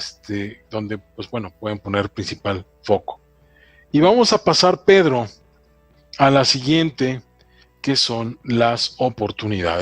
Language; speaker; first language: Spanish; native; Spanish